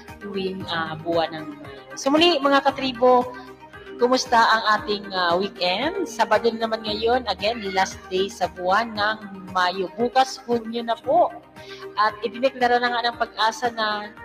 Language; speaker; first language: Filipino; non-native, local second language; Bikol